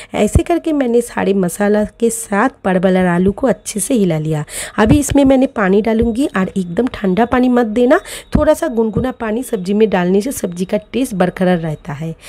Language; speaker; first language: Hindi; non-native, local second language; Bangla